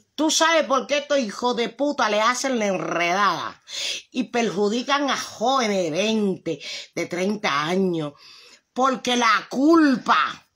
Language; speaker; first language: Spanish; native; Spanish